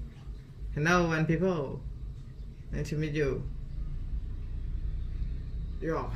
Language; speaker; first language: English; non-native, learner; Thai